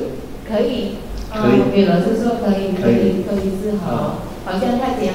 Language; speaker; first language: Chinese; early bilingual, heritage; Indonesian